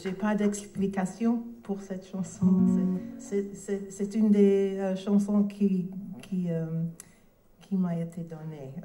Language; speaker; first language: French; non-native, learner; English